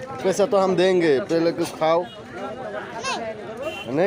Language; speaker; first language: Hindi; non-native, local second language; Bangla